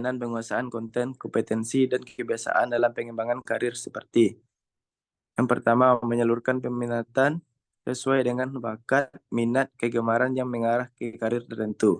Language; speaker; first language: Indonesian; native; Indonesian